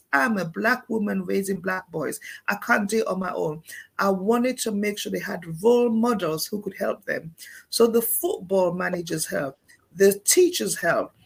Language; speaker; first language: English; non-native, local second language; Krio